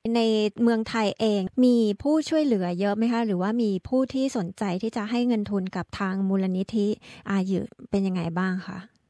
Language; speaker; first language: Thai; native; Thai